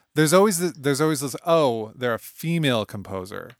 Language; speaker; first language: English; native; English